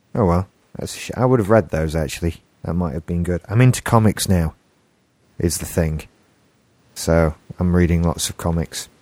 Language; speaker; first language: English; native; English